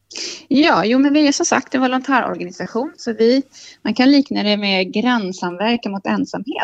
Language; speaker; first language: Swedish; native; Swedish